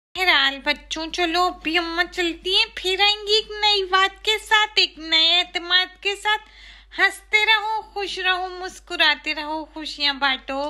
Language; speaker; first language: Urdu; native; Urdu